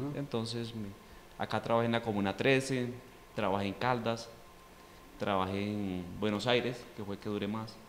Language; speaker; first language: Spanish; native; Spanish